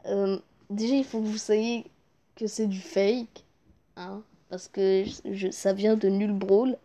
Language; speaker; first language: French; native; French